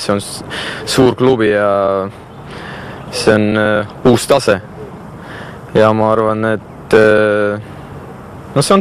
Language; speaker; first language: Estonian; non-native, local second language; Russian